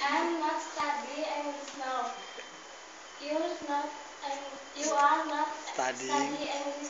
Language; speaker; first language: English; non-native, learner; Indonesian